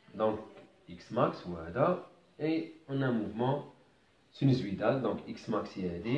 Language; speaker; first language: French; non-native, local second language; Arabic